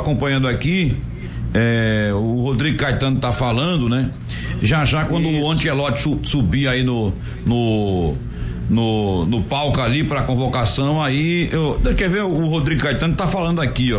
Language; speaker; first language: Portuguese; native; Portuguese